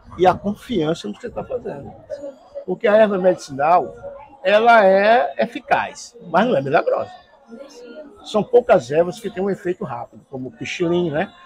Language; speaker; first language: Portuguese; native; Portuguese